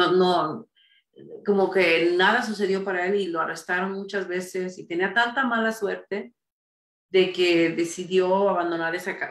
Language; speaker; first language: Spanish; early bilingual, heritage; Spanish